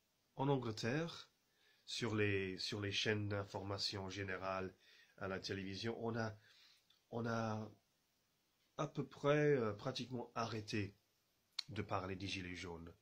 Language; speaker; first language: French; non-native, fluent; English